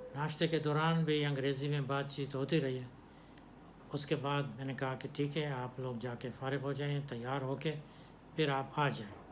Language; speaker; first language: Urdu; non-native, local second language; Pashto